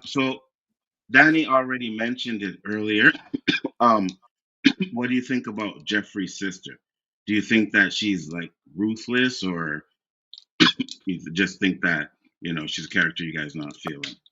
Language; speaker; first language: English; native; English